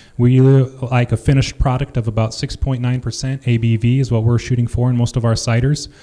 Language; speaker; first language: English; native; English